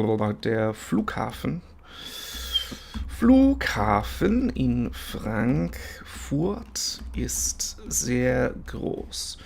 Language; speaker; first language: German; non-native, fluent; English